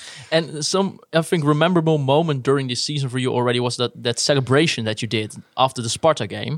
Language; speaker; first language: English; non-native, fluent; Dutch